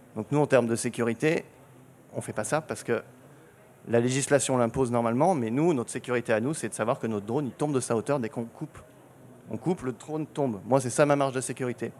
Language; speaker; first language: French; native; French